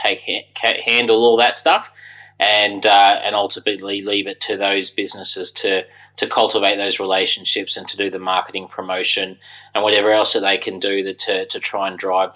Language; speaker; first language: English; native; English